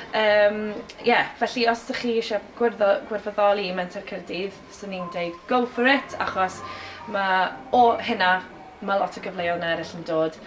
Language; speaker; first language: Welsh; native; Welsh